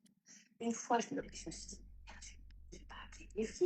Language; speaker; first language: French; native; French